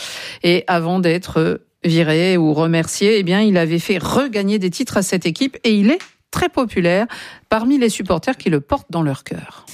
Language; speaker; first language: French; native; French